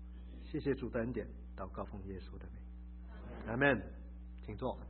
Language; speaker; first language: Chinese; native; Chinese